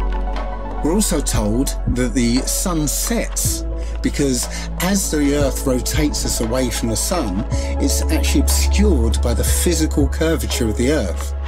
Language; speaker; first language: English; native; English